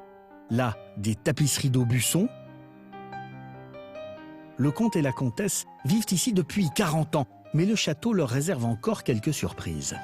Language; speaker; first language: French; native; French